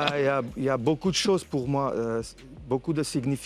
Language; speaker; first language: French; non-native, fluent; Armenian